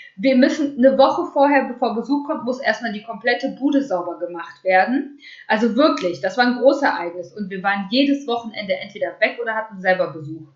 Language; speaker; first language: German; early bilingual, other home language; Russian